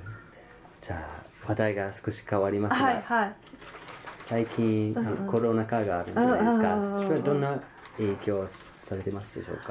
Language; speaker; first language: Japanese; non-native, fluent; English